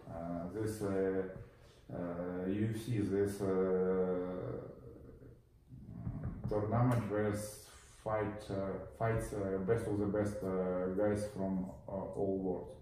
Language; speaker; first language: English; non-native, learner; Russian